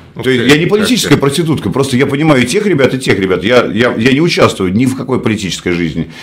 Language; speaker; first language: Russian; native; Russian